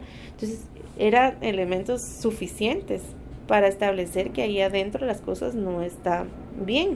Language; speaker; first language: Spanish; native; Spanish